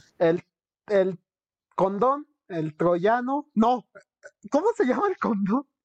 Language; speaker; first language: Spanish; early bilingual, heritage; Spanish